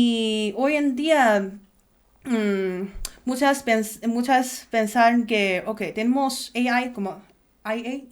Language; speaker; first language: Spanish; non-native, learner; Chinese